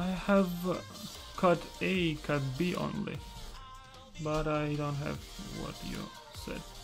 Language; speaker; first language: English; non-native, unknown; Russian